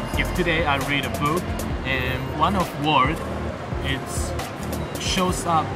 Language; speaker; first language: English; non-native, fluent; Chinese